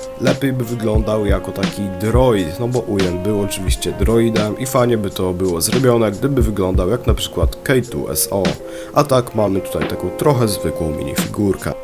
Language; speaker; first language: Polish; native; Polish